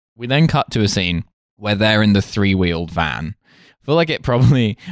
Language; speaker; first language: English; native; English